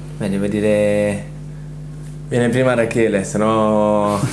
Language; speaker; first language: Italian; native; Italian